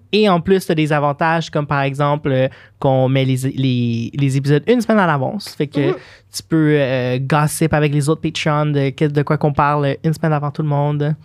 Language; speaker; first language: French; native; French